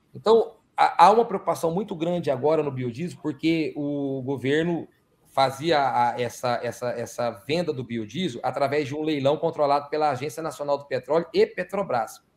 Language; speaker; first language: Portuguese; native; Portuguese